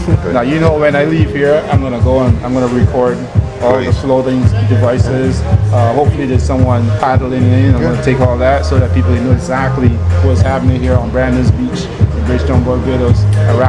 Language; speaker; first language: English; native; English